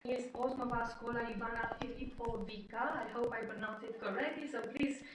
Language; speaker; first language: English; non-native, fluent; Romanian